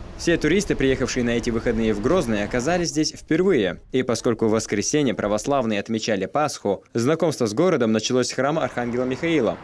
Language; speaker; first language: Russian; non-native, local second language; Chechen